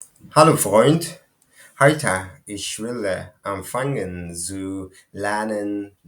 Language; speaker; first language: German; non-native, learner; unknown